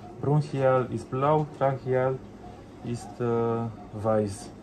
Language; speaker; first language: German; non-native, learner; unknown